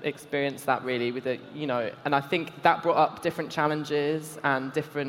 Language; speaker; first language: English; native; English